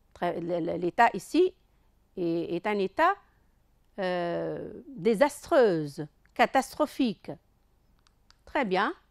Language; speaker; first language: French; non-native, local second language; Arabic